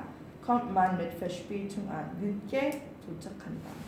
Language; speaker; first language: German; non-native, learner; Korean